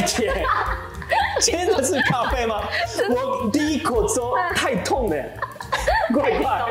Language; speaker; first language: Chinese; non-native, learner; Japanese